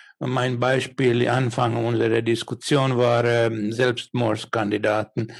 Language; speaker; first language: German; non-native, learner; Finnish